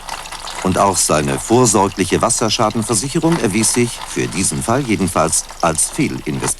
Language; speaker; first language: German; native; German